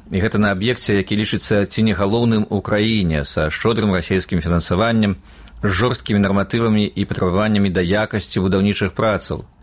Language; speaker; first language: Belarusian; native; Belarusian